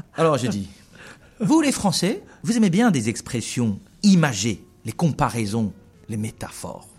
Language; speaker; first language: French; non-native, fluent; Chinese